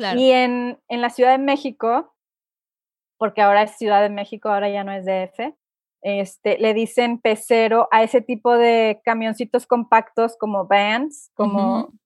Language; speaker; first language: Spanish; native; Spanish